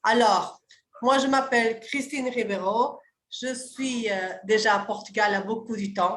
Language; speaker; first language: French; early bilingual, other home language; Portuguese